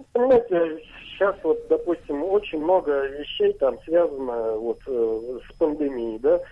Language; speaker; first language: Russian; native; Russian